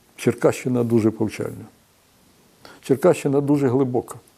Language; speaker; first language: Ukrainian; native; Ukrainian